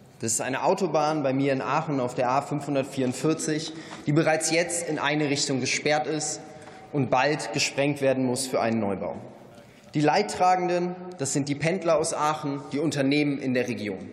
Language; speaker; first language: German; native; German